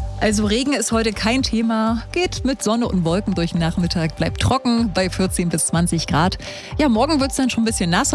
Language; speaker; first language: German; native; German